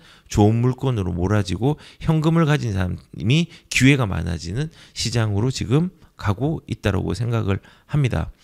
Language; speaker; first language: Korean; native; Korean